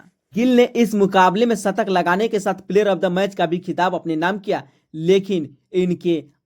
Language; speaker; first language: Hindi; native; Hindi